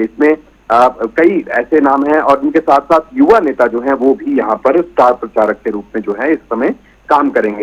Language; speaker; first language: Hindi; native; Hindi